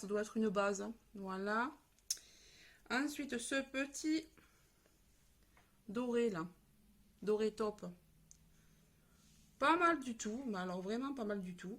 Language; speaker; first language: French; native; French